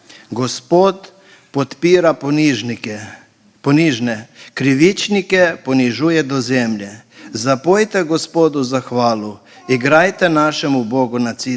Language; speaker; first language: Slovenian; native; Slovenian